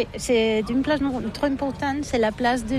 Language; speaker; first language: French; non-native, learner; Catalan